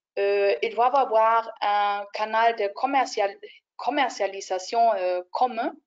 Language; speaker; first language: French; non-native, fluent; German